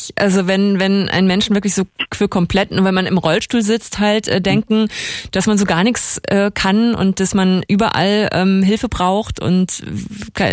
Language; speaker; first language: German; native; German